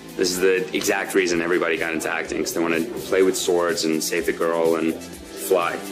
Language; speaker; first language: English; native; English